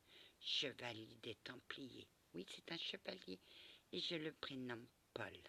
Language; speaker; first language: French; early bilingual, other home language; Portuguese